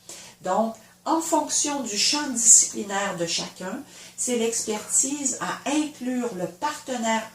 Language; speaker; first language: French; native; French